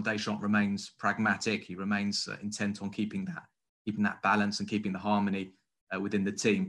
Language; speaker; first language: English; native; English